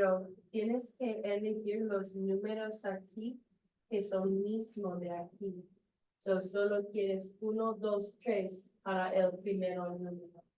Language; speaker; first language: Spanish; non-native, learner; English